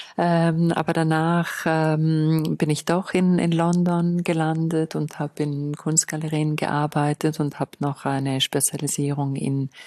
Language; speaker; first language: German; non-native, local second language; Italian